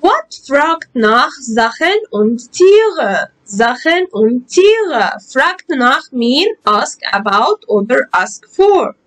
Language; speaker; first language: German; non-native, fluent; Arabic